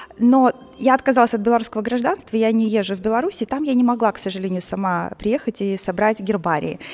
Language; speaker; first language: Russian; native; Russian